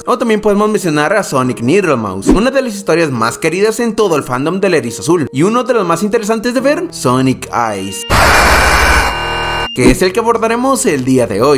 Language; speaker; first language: Spanish; native; Spanish